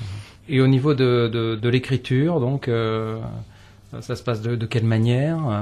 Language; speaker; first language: French; native; French